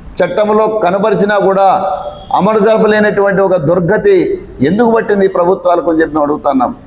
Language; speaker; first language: Telugu; native; Telugu